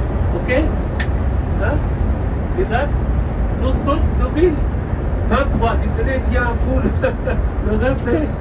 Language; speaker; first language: French; non-native, learner; Arabic